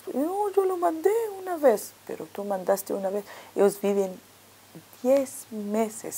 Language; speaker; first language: Spanish; non-native, learner; Arabic